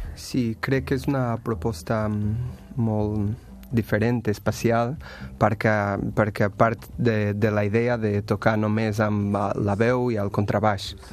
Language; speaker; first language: Catalan; non-native, learner; Portuguese